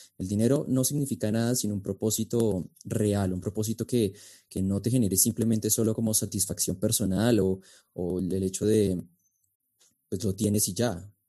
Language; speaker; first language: Spanish; native; Spanish